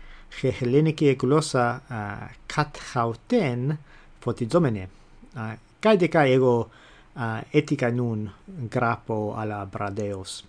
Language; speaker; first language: Greek; non-native, fluent; English